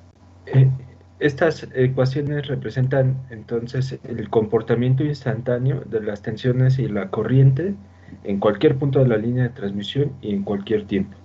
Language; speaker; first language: Spanish; native; Spanish